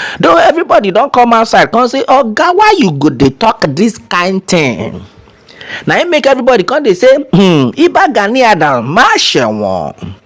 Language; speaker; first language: Nigerian Pidgin; non-native, local second language; Yoruba